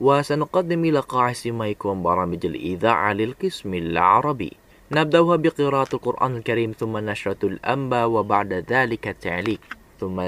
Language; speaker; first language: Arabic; non-native, fluent; Indonesian